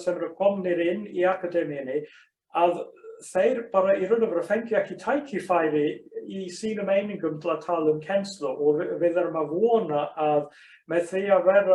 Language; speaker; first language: Icelandic; non-native, fluent; English